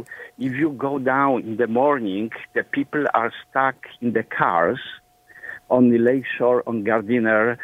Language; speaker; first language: English; non-native, fluent; Polish